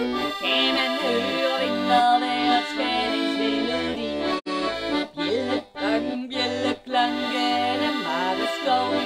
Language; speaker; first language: Danish; native; Danish